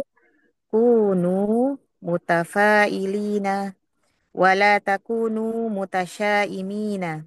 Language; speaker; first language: Arabic; non-native, learner; Indonesian